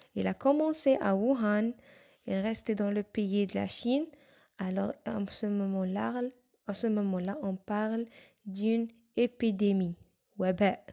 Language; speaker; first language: French; non-native, local second language; Arabic